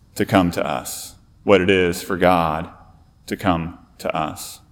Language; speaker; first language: English; native; English